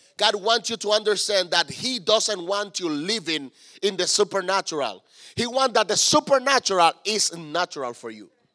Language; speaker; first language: English; non-native, fluent; Spanish